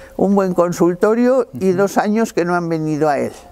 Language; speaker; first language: Spanish; native; Spanish